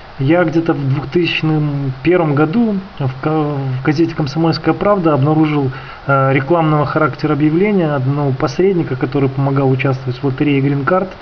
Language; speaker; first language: Russian; native; Russian